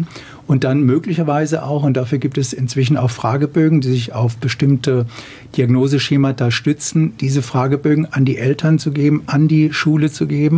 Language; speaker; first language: German; native; German